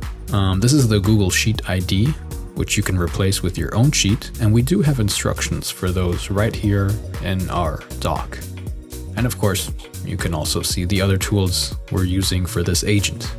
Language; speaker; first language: English; native; English